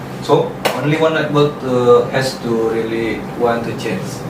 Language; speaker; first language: English; non-native, learner; Indonesian